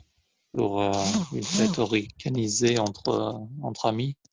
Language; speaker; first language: French; non-native, fluent; Albanian